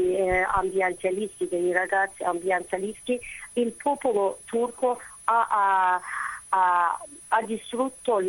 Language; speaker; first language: Italian; non-native, fluent; Turkish